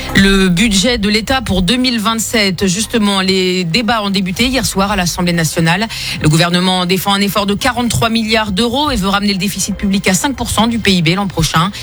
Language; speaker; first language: French; native; French